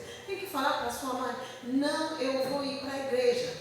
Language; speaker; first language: Portuguese; non-native, learner; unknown